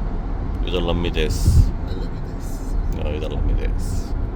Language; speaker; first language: Japanese; non-native, fluent; Korean